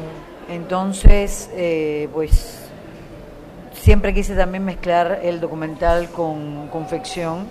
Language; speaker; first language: Spanish; native; Spanish